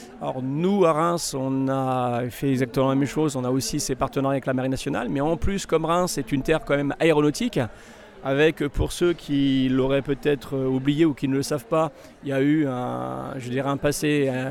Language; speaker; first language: French; native; French